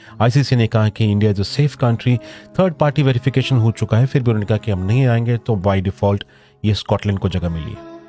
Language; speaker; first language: Hindi; non-native, local second language; Marathi